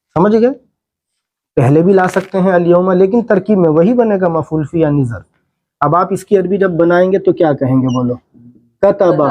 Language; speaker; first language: Urdu; native; Urdu